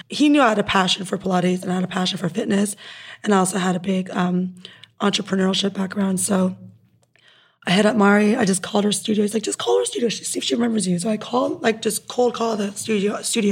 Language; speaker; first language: English; native; English